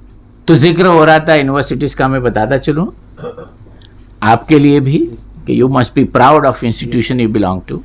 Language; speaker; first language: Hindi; native; Hindi